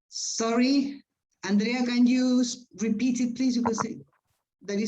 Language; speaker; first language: English; non-native, fluent; Spanish